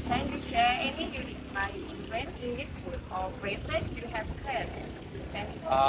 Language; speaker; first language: English; non-native, learner; Thai